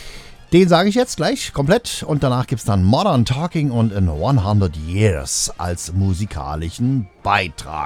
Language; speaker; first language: German; native; German